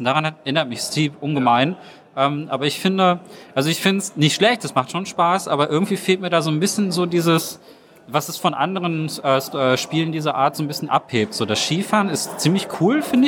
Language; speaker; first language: German; native; German